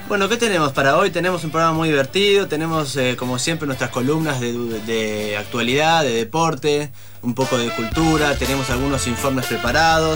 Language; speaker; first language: Spanish; native; Spanish